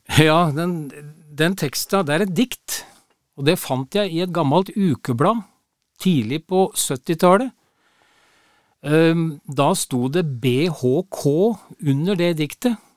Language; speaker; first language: Norwegian; native; Norwegian